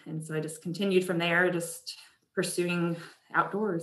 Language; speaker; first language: English; native; English